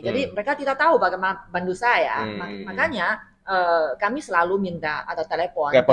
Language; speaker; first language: Indonesian; non-native, fluent; Chinese